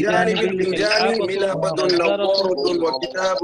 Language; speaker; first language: Arabic; non-native, learner; Bangla